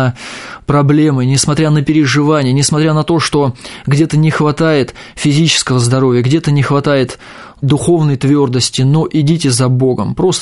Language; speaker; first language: Russian; native; Russian